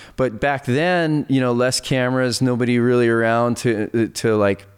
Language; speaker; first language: English; native; English